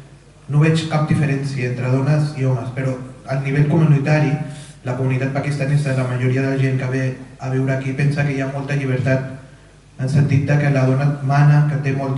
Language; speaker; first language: Catalan; early bilingual, other home language; Urdu